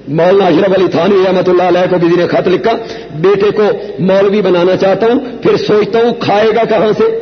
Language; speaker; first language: Urdu; non-native, local second language; Punjabi